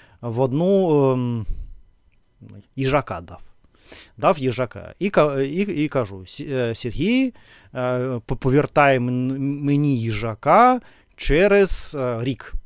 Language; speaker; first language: Ukrainian; non-native, learner; Russian